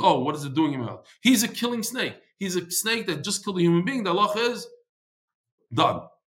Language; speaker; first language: English; native; English